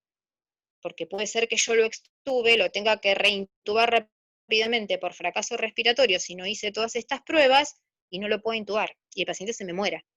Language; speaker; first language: Spanish; native; Spanish